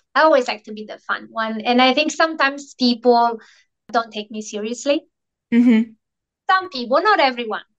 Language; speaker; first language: English; non-native, fluent; Italian